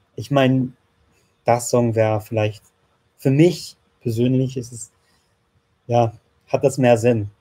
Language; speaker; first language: German; non-native, fluent; English